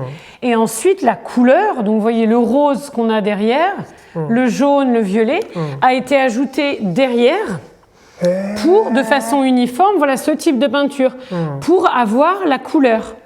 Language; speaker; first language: French; native; French